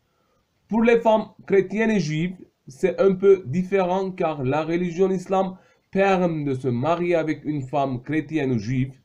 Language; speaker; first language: French; non-native, fluent; Turkish